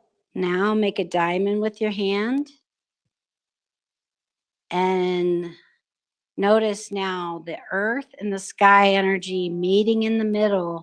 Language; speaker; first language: English; native; English